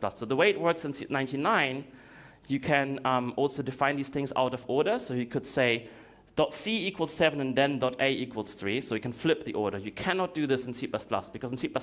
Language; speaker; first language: English; non-native, fluent; Russian